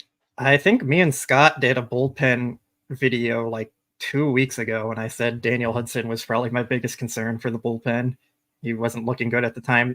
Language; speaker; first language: English; native; English